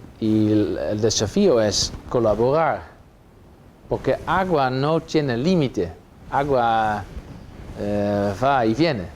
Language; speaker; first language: Spanish; non-native, fluent; Dutch